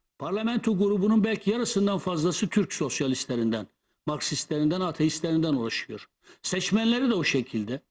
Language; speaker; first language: Turkish; non-native, local second language; Kurdish